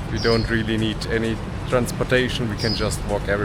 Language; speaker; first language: English; non-native, fluent; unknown